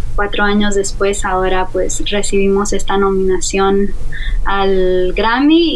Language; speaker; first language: Spanish; native; Spanish